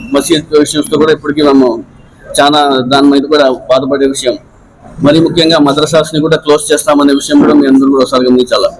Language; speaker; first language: Telugu; non-native, local second language; Urdu